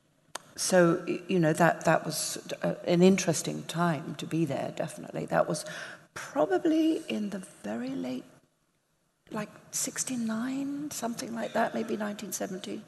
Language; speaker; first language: English; native; English